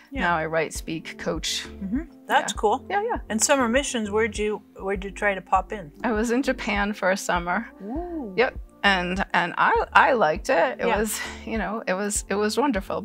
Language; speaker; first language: English; native; English